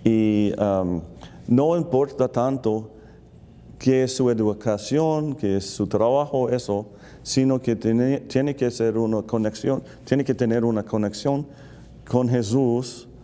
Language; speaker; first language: Spanish; non-native, fluent; English